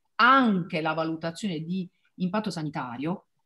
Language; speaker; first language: Italian; native; Italian